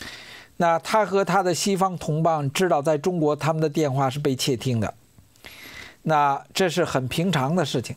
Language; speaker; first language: Chinese; native; Chinese